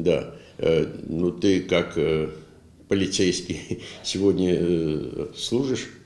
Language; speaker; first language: Russian; native; Russian